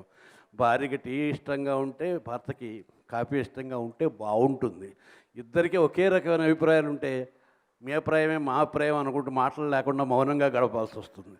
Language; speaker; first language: Telugu; native; Telugu